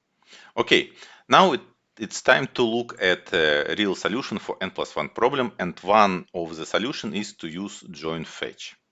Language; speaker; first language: English; non-native, fluent; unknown